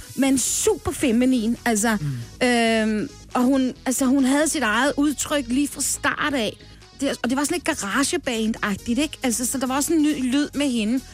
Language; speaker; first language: Danish; early bilingual, other home language; English